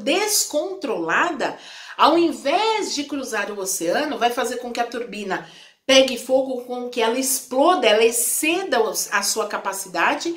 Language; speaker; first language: Portuguese; native; Portuguese